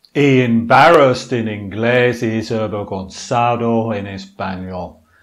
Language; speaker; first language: Spanish; non-native, fluent; English